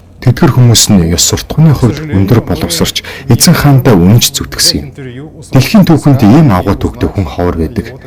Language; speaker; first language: Mongolian; native; Mongolian